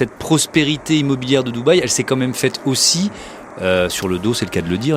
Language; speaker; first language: French; native; French